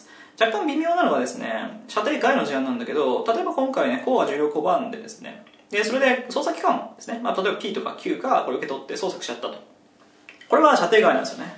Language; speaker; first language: Japanese; native; Japanese